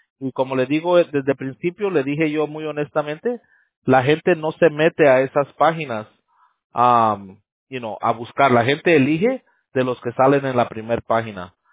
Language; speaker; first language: Spanish; early bilingual, heritage; Spanish